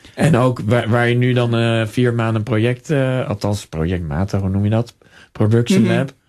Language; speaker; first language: Dutch; native; Dutch